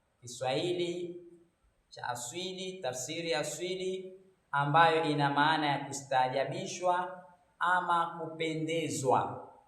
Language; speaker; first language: Swahili; native; Swahili